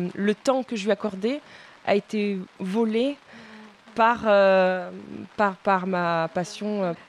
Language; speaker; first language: French; non-native, fluent; Spanish